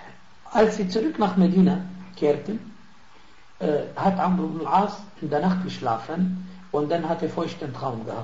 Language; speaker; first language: German; non-native, fluent; Arabic